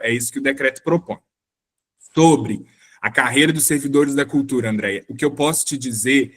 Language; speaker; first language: Portuguese; native; Portuguese